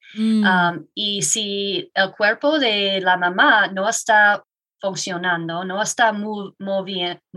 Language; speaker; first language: Spanish; non-native, learner; English